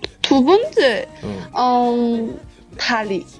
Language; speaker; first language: Korean; non-native, learner; Chinese